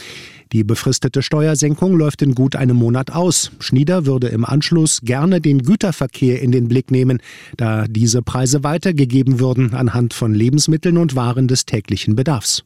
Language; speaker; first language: German; native; German